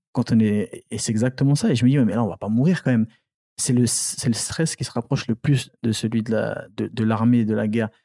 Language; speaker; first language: French; early bilingual, other home language; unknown